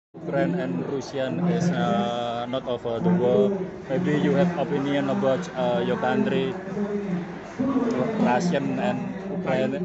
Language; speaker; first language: English; non-native, learner; Indonesian